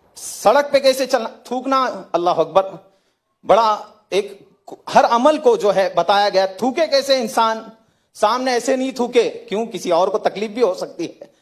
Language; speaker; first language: Hindi; native; Hindi